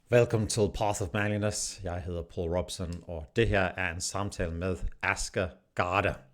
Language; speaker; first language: Danish; non-native, fluent; English